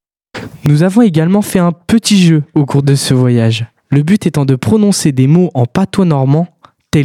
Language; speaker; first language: French; native; French